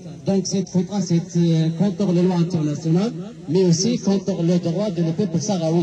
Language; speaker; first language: French; non-native, learner; Arabic